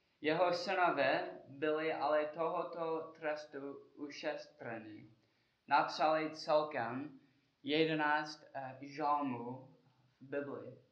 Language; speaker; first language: Czech; non-native, learner; English